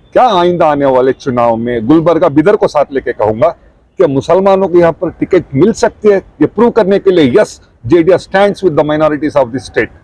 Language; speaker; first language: Hindi; non-native, local second language; Urdu